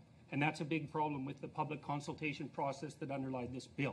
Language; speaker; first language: English; native; English